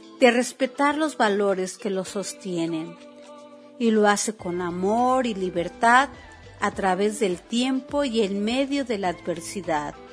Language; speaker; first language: Spanish; native; Spanish